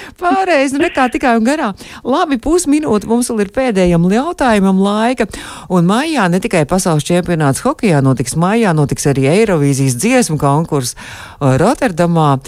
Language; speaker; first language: Latvian; native; Latvian